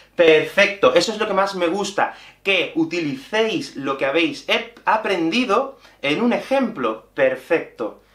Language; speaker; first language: Spanish; native; Spanish